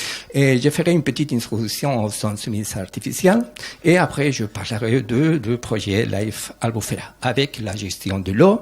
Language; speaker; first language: French; non-native, learner; Spanish